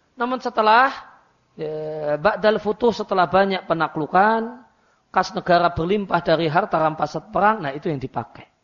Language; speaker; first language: Indonesian; non-native, local second language; Javanese